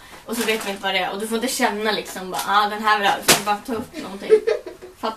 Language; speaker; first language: Swedish; native; Swedish